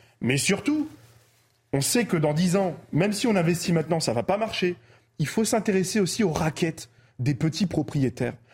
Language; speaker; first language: French; early bilingual, other home language; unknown